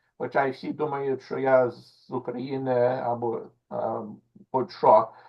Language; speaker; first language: Ukrainian; early bilingual, heritage; Ukrainian